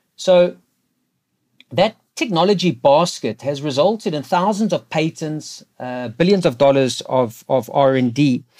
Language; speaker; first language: English; native; English